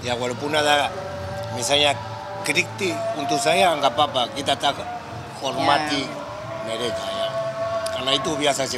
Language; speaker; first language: Indonesian; non-native, fluent; Spanish